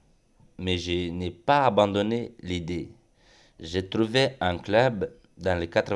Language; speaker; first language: French; non-native, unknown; Romanian